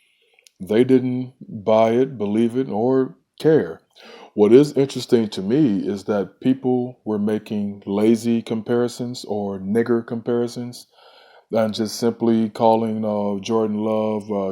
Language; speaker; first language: English; native; English